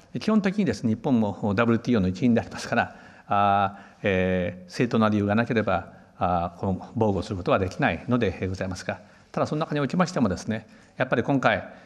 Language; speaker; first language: Japanese; native; Japanese